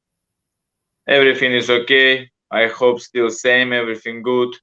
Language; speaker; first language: English; non-native, learner; Russian